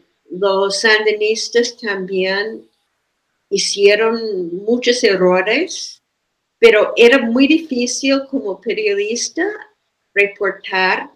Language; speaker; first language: Spanish; non-native, fluent; English